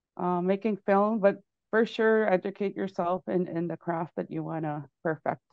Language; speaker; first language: English; native; English